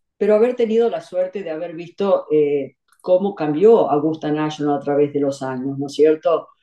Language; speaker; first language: Spanish; native; Spanish